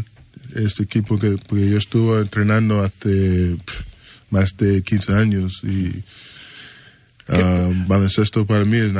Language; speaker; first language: Spanish; non-native, learner; English